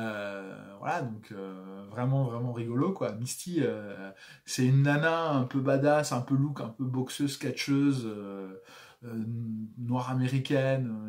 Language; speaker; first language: French; native; French